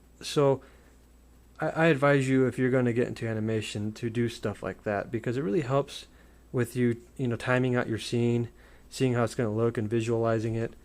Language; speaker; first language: English; native; English